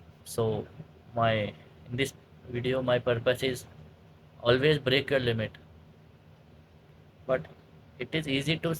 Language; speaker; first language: English; non-native, learner; Hindi